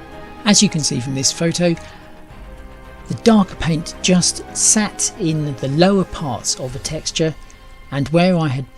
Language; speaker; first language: English; native; English